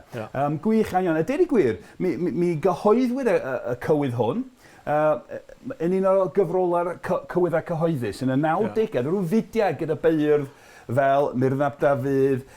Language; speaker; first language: Welsh; non-native, fluent; English